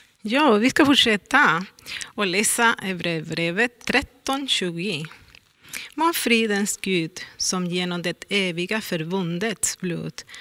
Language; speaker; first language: Swedish; non-native, learner; Spanish